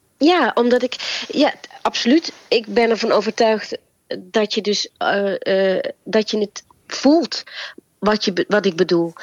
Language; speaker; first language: Dutch; native; Dutch